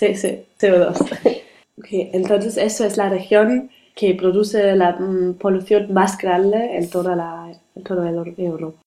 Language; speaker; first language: Spanish; non-native, learner; German